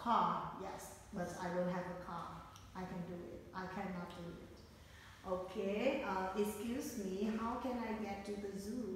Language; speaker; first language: English; non-native, fluent; Vietnamese